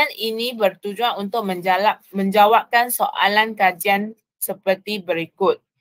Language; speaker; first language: Malay; non-native, local second language; Chinese